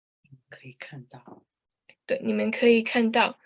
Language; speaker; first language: Chinese; early bilingual, heritage; Chinese